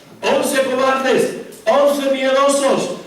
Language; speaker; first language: Spanish; native; Spanish